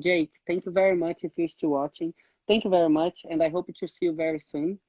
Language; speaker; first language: English; non-native, fluent; Portuguese